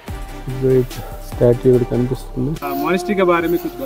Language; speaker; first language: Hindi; non-native, local second language; Telugu